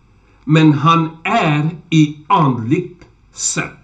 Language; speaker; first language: Swedish; non-native, learner; Urdu